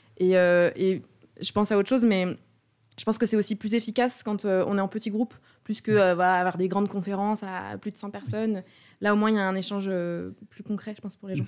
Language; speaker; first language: French; native; French